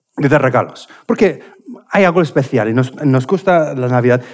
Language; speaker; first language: Spanish; non-native, fluent; English